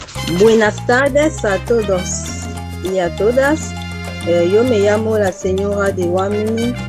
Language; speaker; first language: Spanish; non-native, fluent; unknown